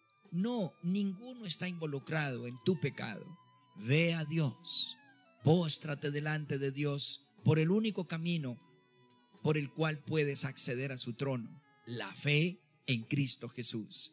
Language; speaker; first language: Spanish; native; Spanish